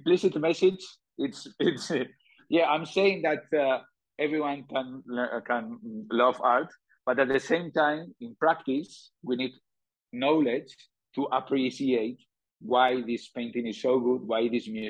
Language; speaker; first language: English; non-native, fluent; Spanish